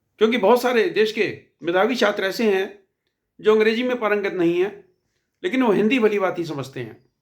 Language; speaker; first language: Hindi; native; Hindi